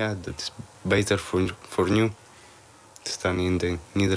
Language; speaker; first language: Dutch; non-native, learner; Ukrainian